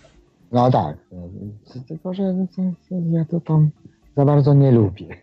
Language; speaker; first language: Polish; non-native, fluent; Japanese